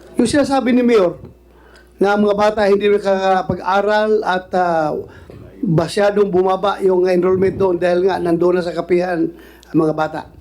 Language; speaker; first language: Filipino; non-native, local second language; Cebuano